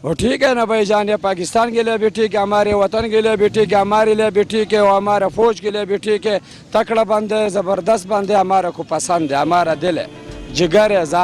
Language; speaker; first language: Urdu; non-native, local second language; Pashto